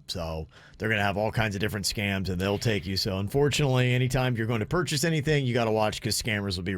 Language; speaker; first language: English; native; English